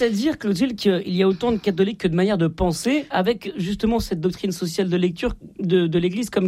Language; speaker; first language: French; native; French